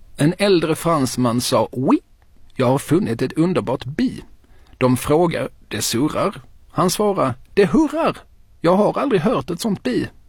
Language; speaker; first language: Swedish; native; Swedish